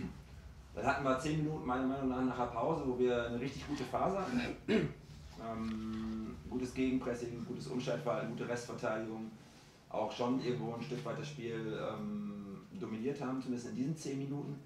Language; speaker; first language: German; native; German